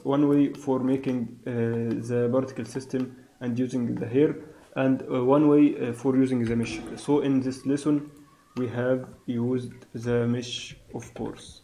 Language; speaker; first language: English; non-native, fluent; Arabic